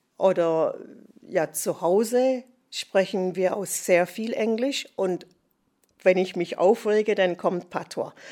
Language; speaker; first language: German; non-native, fluent; English